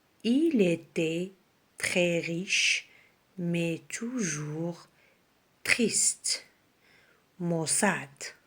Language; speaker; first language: French; non-native, local second language; Arabic